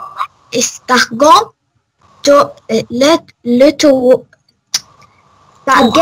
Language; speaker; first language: French; non-native, learner; Arabic